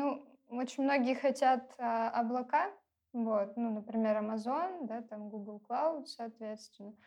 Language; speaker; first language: Russian; native; Russian